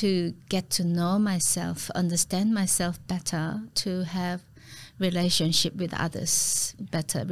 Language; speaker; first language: English; non-native, fluent; Korean